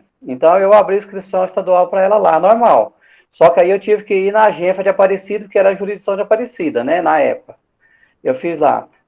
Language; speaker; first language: Portuguese; native; Portuguese